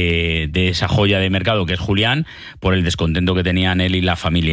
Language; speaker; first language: Spanish; native; Spanish